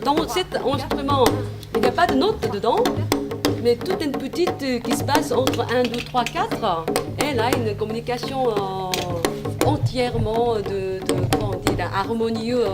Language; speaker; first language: French; non-native, fluent; Korean